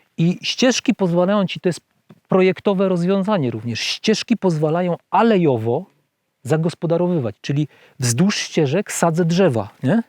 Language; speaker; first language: Polish; native; Polish